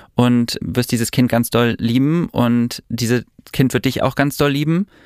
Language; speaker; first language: German; native; German